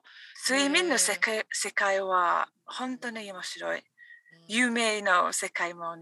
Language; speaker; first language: Japanese; non-native, learner; English